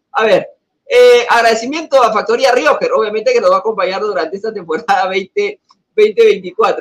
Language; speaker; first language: Spanish; native; Spanish